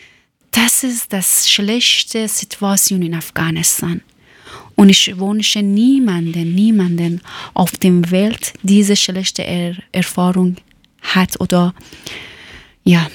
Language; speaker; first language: German; non-native, learner; Persian